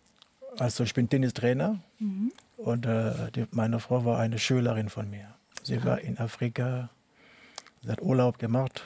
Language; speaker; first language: German; non-native, learner; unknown